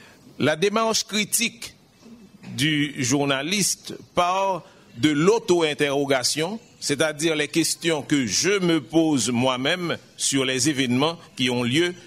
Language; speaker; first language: French; non-native, local second language; Haitian Creole